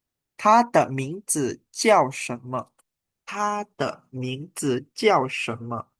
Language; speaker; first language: Chinese; non-native, fluent; Indonesian